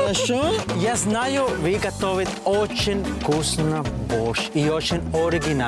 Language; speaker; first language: Russian; non-native, fluent; Spanish